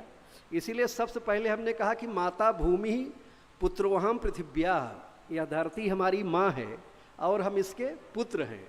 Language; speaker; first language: Hindi; native; Hindi